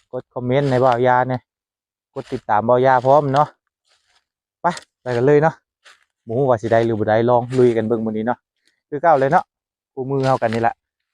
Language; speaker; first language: Thai; native; Thai